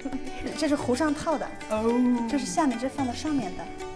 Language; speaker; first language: Chinese; native; Chinese